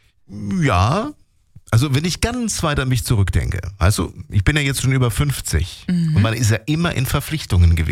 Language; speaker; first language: German; native; German